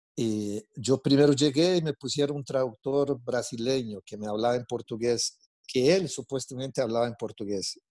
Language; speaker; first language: Spanish; non-native, fluent; Portuguese